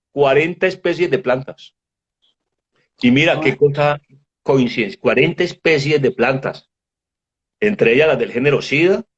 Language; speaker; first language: Spanish; native; Spanish